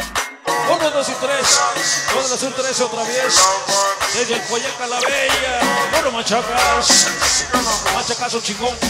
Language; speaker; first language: Spanish; native; Spanish